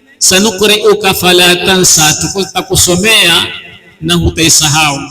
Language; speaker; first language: Swahili; native; Swahili